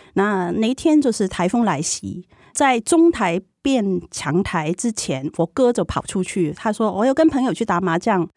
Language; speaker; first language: Chinese; non-native, fluent; Cantonese